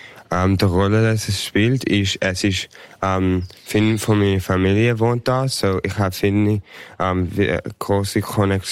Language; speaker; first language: German; early bilingual, heritage; English